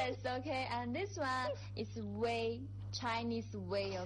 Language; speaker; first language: English; non-native, fluent; Chinese